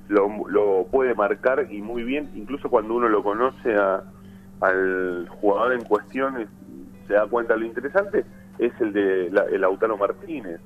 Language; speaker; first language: Spanish; native; Spanish